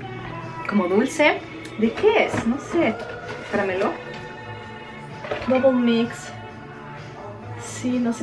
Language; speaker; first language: Spanish; native; Spanish